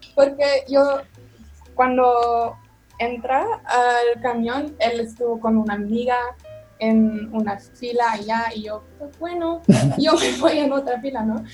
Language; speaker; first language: Spanish; non-native, learner; German